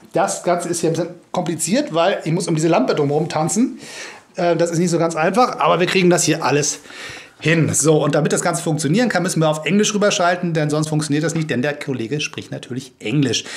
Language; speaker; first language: German; native; German